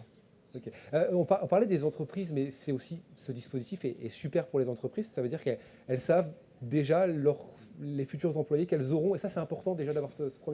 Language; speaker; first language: French; native; French